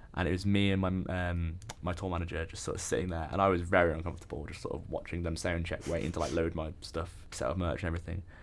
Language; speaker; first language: English; native; English